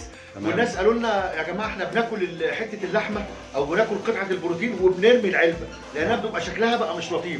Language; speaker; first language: Arabic; native; Arabic